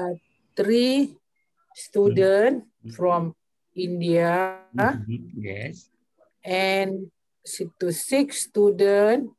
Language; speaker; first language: English; non-native, learner; Malay